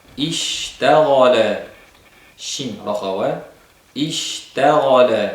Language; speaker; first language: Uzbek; native; Uzbek